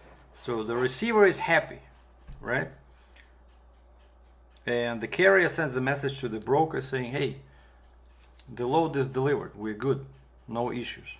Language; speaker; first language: English; non-native, fluent; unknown